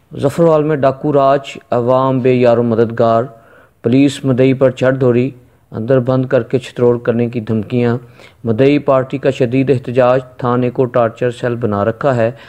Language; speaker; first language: Hindi; non-native, local second language; Punjabi